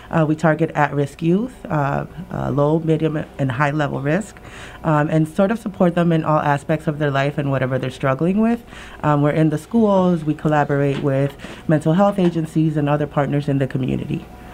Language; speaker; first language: English; early bilingual, other home language; Spanish